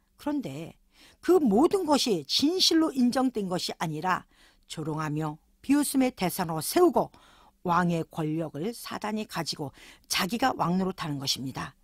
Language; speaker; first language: Korean; native; Korean